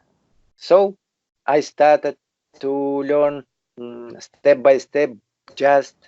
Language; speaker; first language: English; non-native, learner; Russian